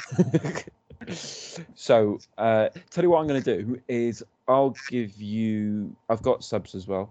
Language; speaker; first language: English; native; English